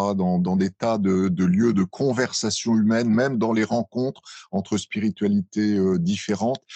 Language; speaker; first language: French; native; French